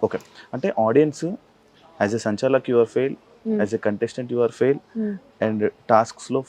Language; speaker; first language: Telugu; native; Telugu